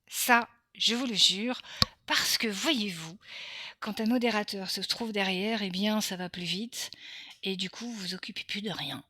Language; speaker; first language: French; early bilingual, other home language; Portuguese